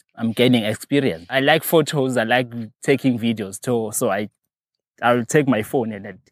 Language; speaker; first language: English; non-native, local second language; Zulu